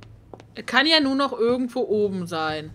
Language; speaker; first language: German; native; German